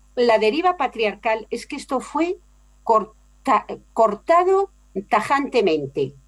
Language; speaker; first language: Spanish; native; Spanish